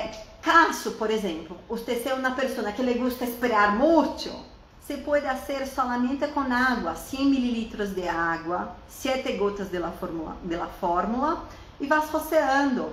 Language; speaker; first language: Spanish; non-native, fluent; Portuguese